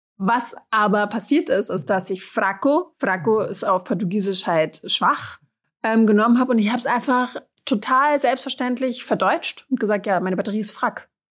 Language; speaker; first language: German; native; German